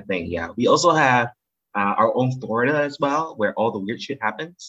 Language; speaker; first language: English; non-native, local second language; Chinese